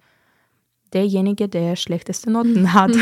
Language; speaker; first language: German; non-native, fluent; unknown